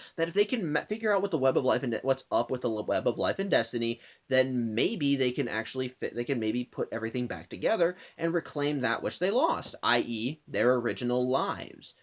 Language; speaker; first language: English; native; English